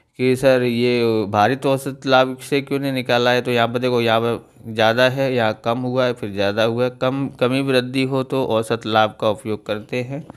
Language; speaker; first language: Hindi; non-native, local second language; Gujarati